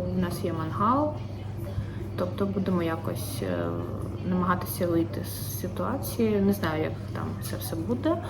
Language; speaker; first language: Ukrainian; non-native, local second language; Russian